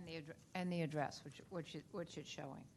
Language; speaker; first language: English; native; English